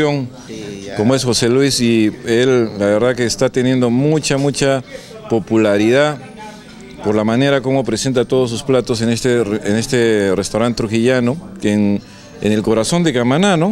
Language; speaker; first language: Spanish; native; Spanish